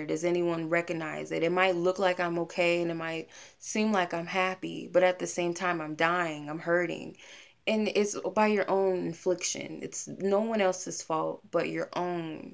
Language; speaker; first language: English; native; English